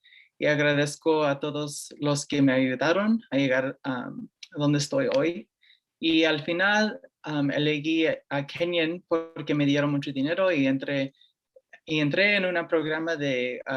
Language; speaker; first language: Spanish; early bilingual, heritage; Spanish